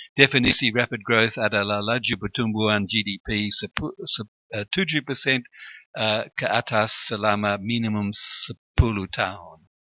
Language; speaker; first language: Indonesian; non-native, fluent; English